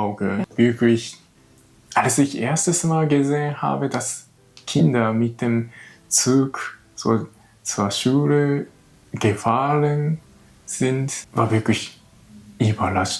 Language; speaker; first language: German; non-native, learner; Japanese